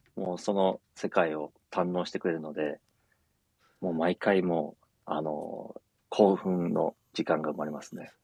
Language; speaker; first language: Japanese; native; Japanese